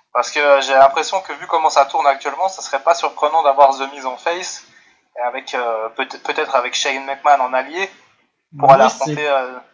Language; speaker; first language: French; native; French